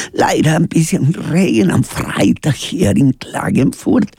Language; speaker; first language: German; non-native, learner; Spanish